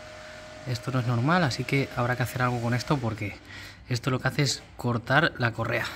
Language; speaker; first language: Spanish; native; Spanish